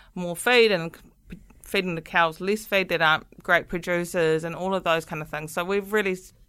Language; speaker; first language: English; native; English